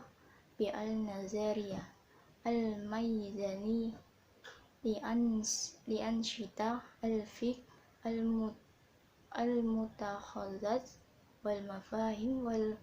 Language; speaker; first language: Arabic; non-native, learner; Indonesian